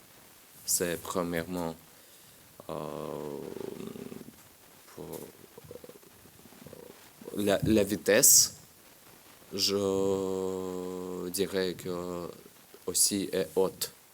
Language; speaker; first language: French; non-native, learner; Russian